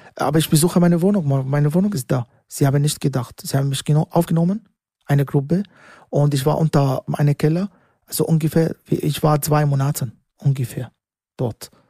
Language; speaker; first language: German; non-native, learner; Arabic